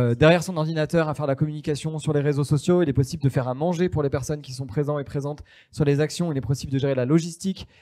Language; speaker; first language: French; native; French